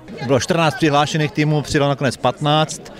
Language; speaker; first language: Czech; native; Czech